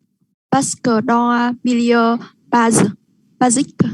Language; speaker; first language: French; non-native, learner; Vietnamese